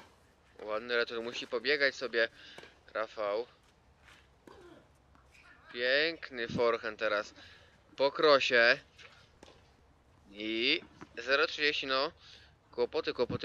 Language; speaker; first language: Polish; native; Polish